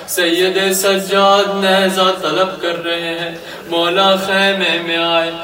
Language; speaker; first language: Urdu; native; Urdu